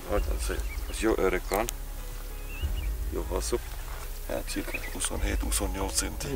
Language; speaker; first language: Hungarian; non-native, learner; Afrikaans